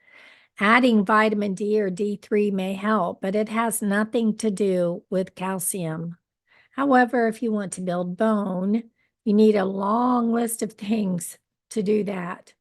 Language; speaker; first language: English; native; English